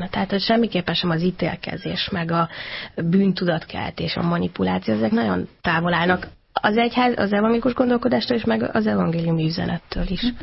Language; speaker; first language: Hungarian; native; Hungarian